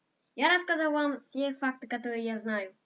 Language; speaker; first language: Russian; non-native, local second language; Kazakh